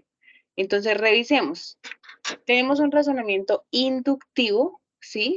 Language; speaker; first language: Spanish; native; Spanish